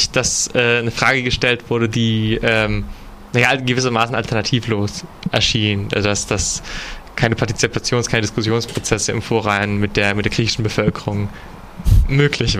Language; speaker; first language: German; native; German